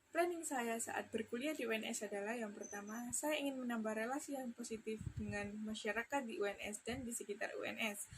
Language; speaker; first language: Indonesian; native; Indonesian